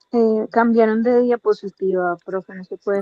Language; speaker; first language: Spanish; native; Spanish